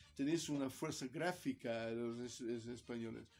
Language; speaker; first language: Spanish; non-native, fluent; Italian